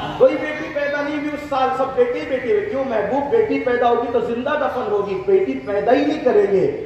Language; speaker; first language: Urdu; native; Urdu